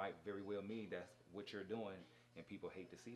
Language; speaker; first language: English; native; English